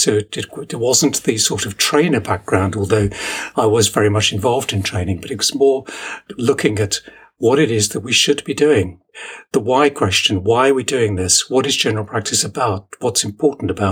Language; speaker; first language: English; native; English